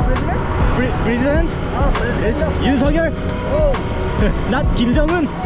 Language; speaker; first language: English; non-native, learner; Korean